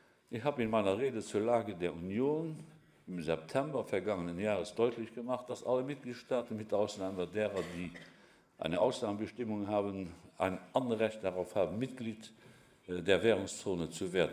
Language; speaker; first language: German; non-native, local second language; Luxembourgish